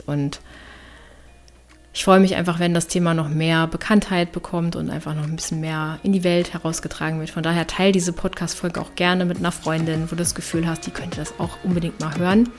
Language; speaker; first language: German; native; German